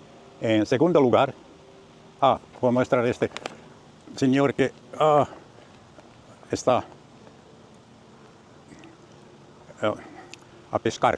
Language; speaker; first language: Portuguese; non-native, learner; Finnish